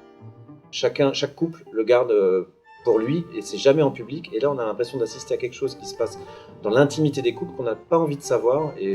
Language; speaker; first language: French; native; French